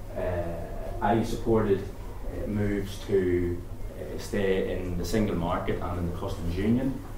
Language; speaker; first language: English; native; English